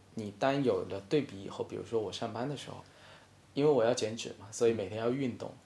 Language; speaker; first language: Chinese; non-native, local second language; Min Nan Chinese